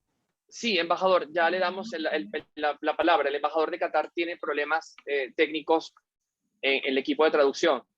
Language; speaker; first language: Spanish; native; Spanish